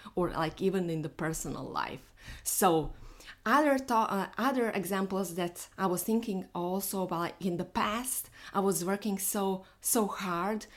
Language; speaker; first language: English; non-native, fluent; Bosnian